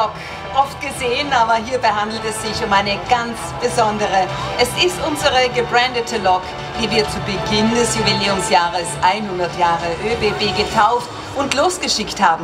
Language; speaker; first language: German; native; German